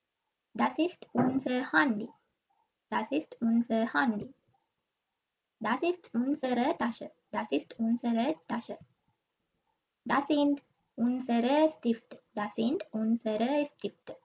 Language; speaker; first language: German; non-native, learner; Sinhala